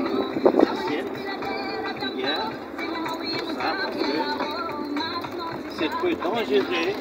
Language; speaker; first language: French; non-native, local second language; Malagasy